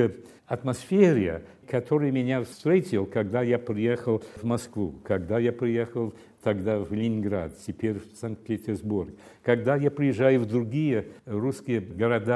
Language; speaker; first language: Russian; non-native, fluent; English